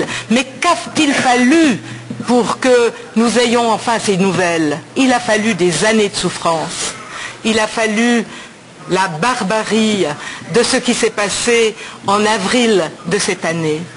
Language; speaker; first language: French; native; French